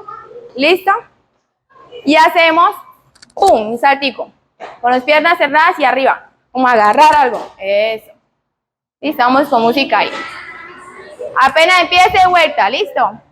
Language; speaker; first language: Spanish; native; Spanish